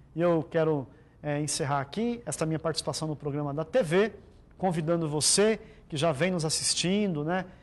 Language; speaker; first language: Portuguese; native; Portuguese